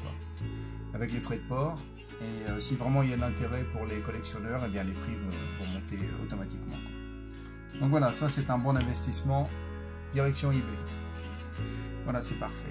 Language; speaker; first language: French; native; French